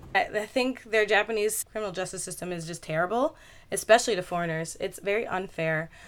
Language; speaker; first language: English; native; English